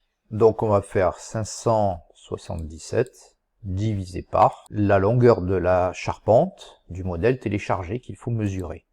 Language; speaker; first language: French; native; French